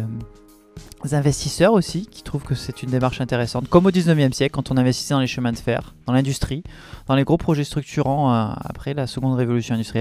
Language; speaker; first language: French; native; French